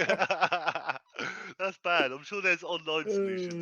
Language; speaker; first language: English; native; English